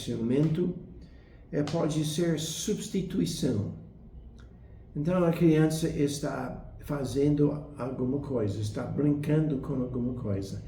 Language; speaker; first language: Portuguese; non-native, fluent; English